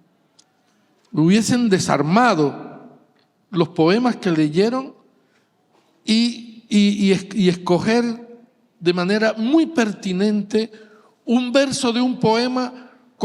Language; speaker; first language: Spanish; native; Spanish